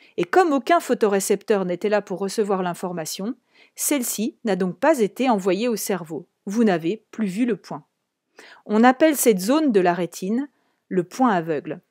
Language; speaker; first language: French; native; French